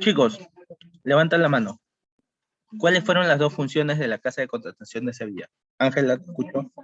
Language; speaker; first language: Spanish; native; Spanish